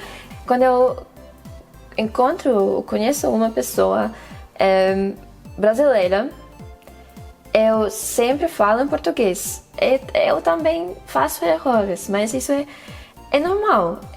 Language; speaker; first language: Portuguese; non-native, fluent; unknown